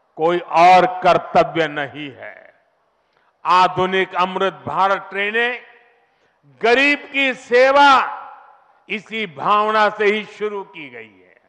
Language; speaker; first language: Hindi; non-native, local second language; Gujarati